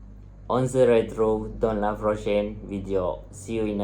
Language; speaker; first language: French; non-native, fluent; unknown